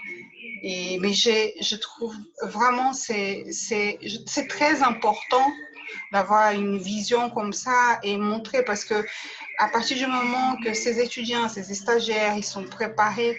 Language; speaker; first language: French; native; French